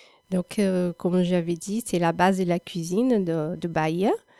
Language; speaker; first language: French; non-native, fluent; Portuguese